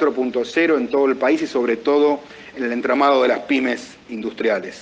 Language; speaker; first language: Spanish; native; Spanish